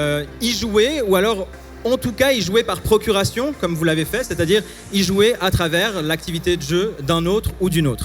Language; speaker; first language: French; native; French